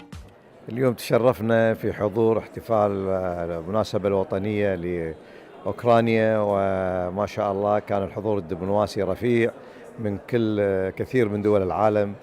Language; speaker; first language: Arabic; native; Arabic